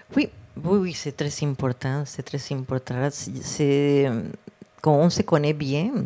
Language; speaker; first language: French; non-native, fluent; Spanish